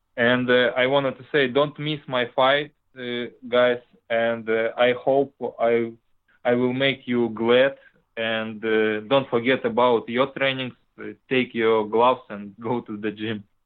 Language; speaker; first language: English; non-native, learner; Russian